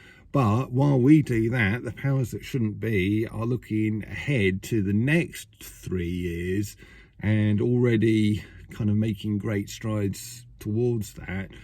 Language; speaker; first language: English; native; English